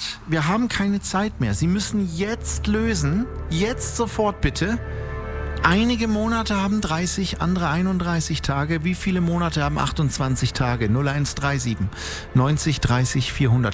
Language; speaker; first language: German; native; German